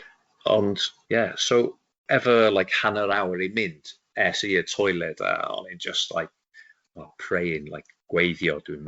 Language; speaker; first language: Welsh; non-native, local second language; English